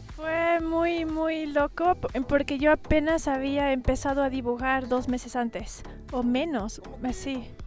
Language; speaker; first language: Spanish; early bilingual, heritage; Spanish